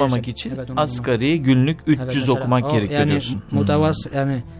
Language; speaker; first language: Turkish; non-native, learner; Albanian